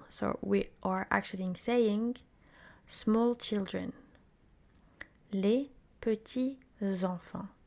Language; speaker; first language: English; non-native, fluent; French